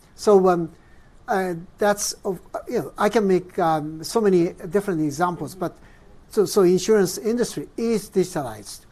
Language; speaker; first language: English; non-native, fluent; Japanese